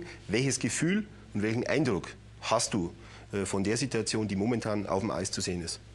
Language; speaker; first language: German; native; German